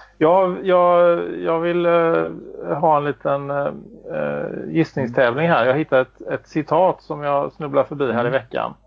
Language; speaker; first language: Swedish; native; Swedish